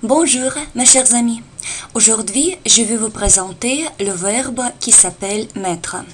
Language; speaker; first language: French; non-native, fluent; Russian